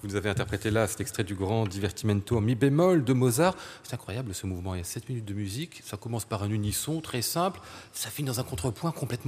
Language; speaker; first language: French; native; French